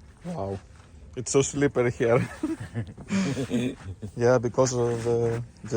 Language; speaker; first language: English; non-native, learner; Greek